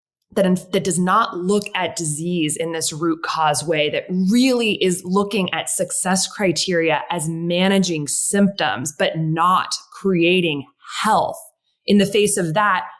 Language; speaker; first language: English; native; English